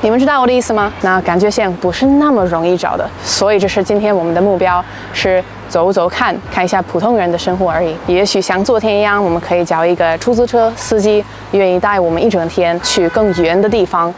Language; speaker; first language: Chinese; non-native, fluent; English